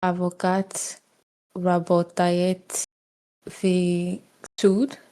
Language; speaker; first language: Russian; non-native, learner; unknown